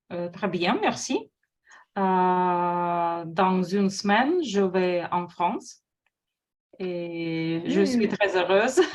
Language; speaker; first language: French; non-native, fluent; Russian